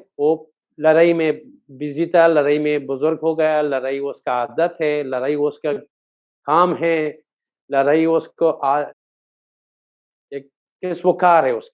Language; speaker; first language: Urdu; non-native, fluent; Persian